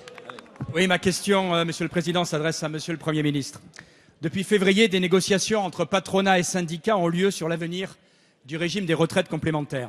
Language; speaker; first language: French; native; French